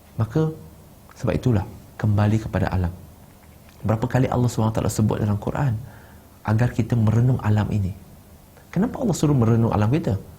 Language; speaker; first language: Malay; non-native, local second language; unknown